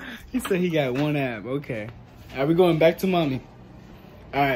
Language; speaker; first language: English; non-native, local second language; Spanish